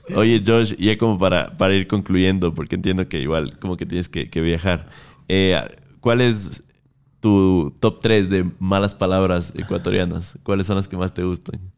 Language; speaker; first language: Spanish; native; Spanish